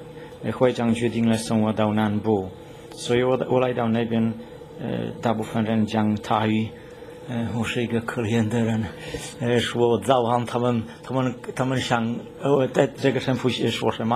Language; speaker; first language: Chinese; non-native, learner; Polish